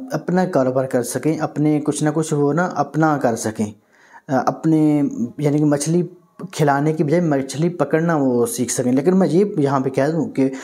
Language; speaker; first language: Urdu; non-native, local second language; Punjabi